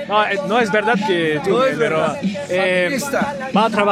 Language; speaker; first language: Spanish; non-native, learner; French